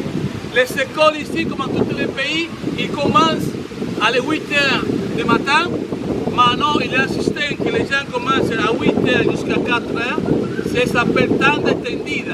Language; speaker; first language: French; non-native, fluent; Spanish